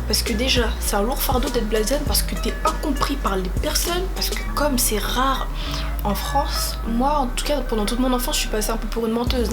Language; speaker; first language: French; native; French